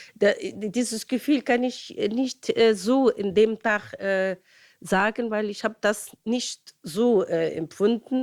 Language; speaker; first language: German; non-native, fluent; Arabic